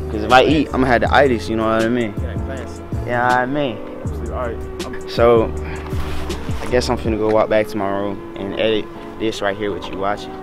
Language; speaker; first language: English; native; English